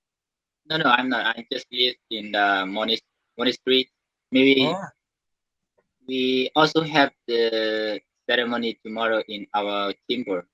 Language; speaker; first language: English; non-native, learner; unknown